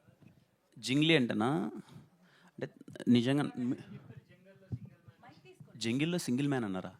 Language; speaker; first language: Telugu; native; Telugu